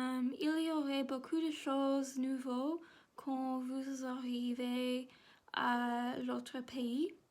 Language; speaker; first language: French; non-native, learner; English